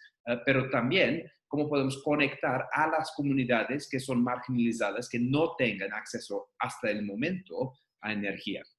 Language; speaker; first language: Spanish; non-native, fluent; English